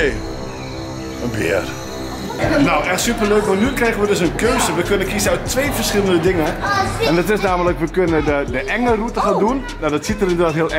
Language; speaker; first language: Dutch; native; Dutch